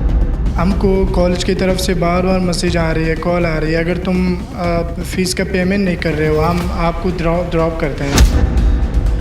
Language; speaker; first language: Hindi; non-native, learner; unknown